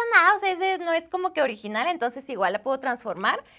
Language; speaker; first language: Spanish; native; Spanish